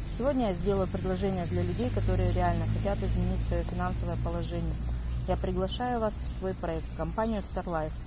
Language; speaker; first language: Russian; native; Russian